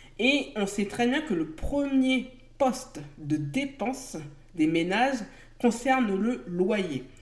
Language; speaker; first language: French; native; French